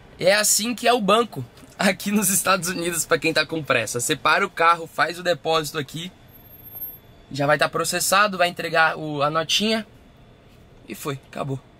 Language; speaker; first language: Portuguese; native; Portuguese